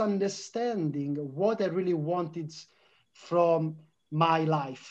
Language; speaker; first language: English; non-native, fluent; Italian